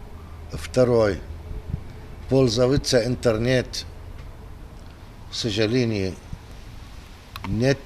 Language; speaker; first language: Russian; non-native, learner; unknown